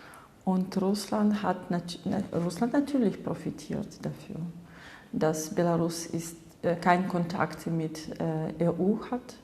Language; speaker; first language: German; non-native, fluent; Russian